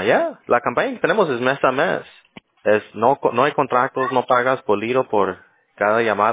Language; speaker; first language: Spanish; early bilingual, heritage; English